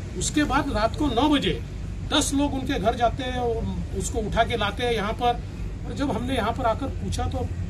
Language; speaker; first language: Hindi; non-native, local second language; Marathi